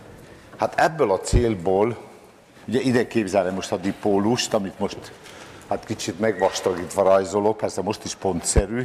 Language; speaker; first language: Hungarian; native; Hungarian